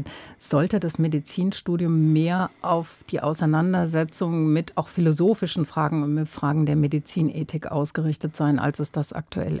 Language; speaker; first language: German; native; German